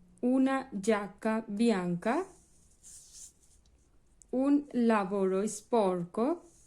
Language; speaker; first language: Italian; non-native, learner; Bangla